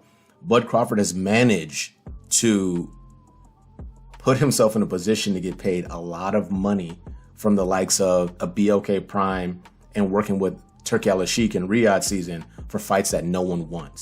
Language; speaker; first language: English; native; English